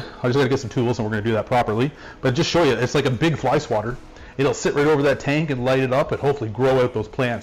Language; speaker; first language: English; native; English